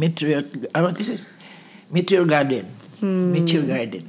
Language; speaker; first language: English; non-native, local second language; Cebuano